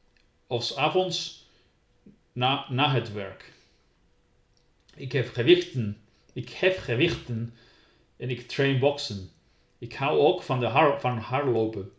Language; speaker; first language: Dutch; non-native, learner; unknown